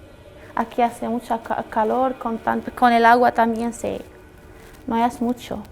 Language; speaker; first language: Spanish; non-native, learner; Arabic